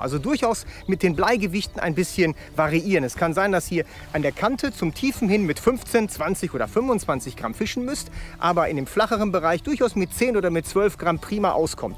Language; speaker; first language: German; native; German